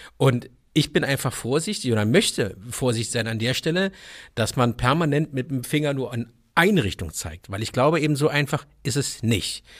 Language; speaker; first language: German; native; German